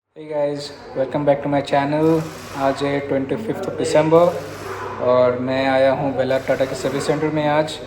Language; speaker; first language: Hindi; native; Hindi